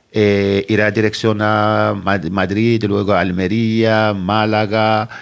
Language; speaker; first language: Spanish; non-native, fluent; Arabic